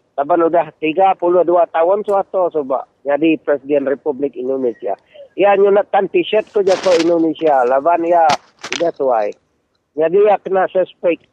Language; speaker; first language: Malay; native; Malay